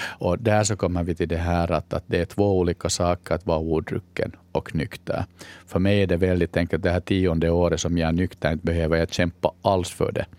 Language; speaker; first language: Swedish; native; Swedish